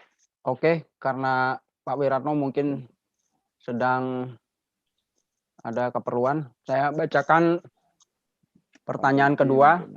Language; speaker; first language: Indonesian; native; Indonesian